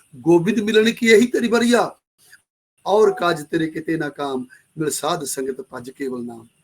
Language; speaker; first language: Hindi; non-native, local second language; Bangla